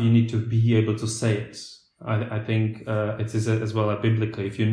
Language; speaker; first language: English; non-native, fluent; Slovak